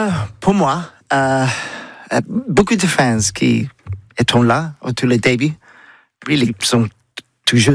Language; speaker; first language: French; non-native, learner; English